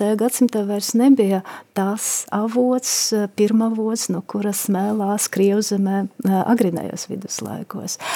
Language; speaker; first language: Latvian; non-native, local second language; Russian